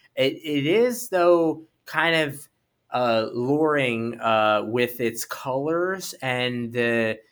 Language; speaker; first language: English; native; English